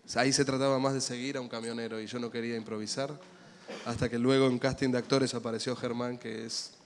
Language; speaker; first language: Spanish; native; Spanish